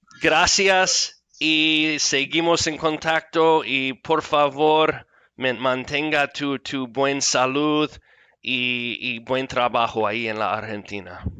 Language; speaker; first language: Spanish; non-native, fluent; English